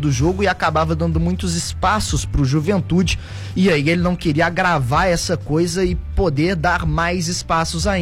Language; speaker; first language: Portuguese; native; Portuguese